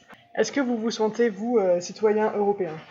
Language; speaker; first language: French; native; French